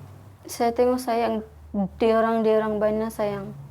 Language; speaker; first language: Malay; non-native, learner; Bangla